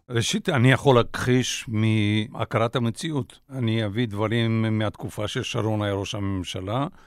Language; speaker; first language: Hebrew; non-native, fluent; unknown